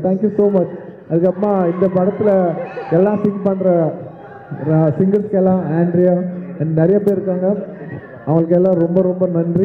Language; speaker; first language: Tamil; non-native, local second language; Telugu